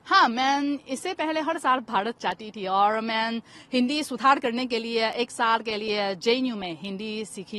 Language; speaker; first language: Hindi; non-native, fluent; Chinese